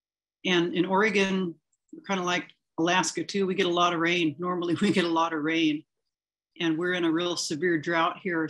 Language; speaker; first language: English; native; English